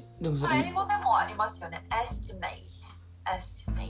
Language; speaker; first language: Portuguese; non-native, learner; Japanese